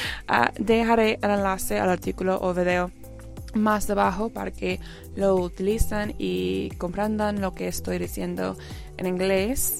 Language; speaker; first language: Spanish; non-native, fluent; English